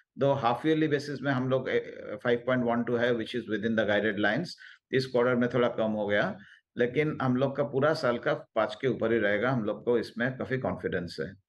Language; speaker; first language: Hindi; non-native, local second language; Bangla